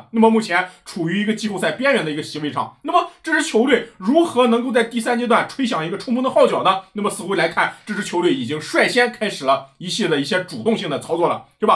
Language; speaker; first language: Chinese; native; Chinese